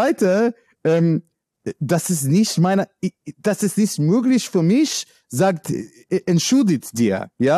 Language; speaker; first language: German; non-native, learner; English